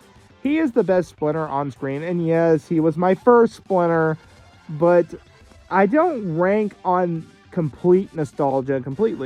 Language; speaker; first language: English; native; English